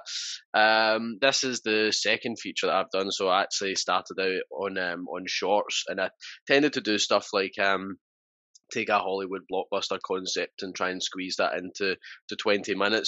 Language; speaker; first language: English; native; English